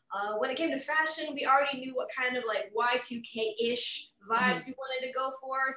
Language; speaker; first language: English; native; English